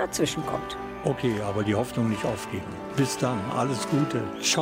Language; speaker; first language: German; native; German